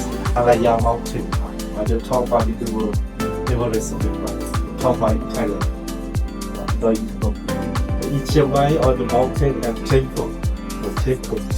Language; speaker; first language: English; non-native, learner; Thai